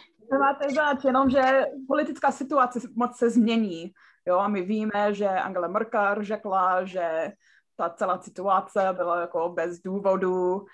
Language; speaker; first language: Czech; non-native, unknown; English